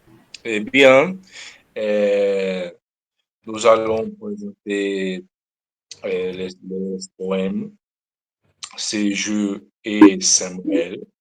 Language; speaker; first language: French; non-native, learner; Portuguese